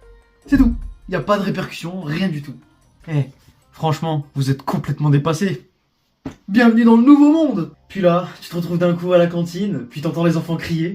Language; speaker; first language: French; native; French